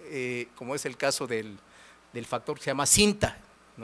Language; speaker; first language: Spanish; native; Spanish